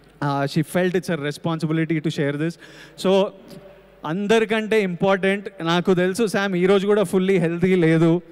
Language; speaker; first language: Telugu; native; Telugu